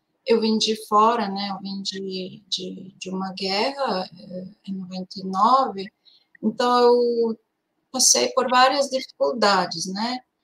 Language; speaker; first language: Portuguese; non-native, fluent; Serbian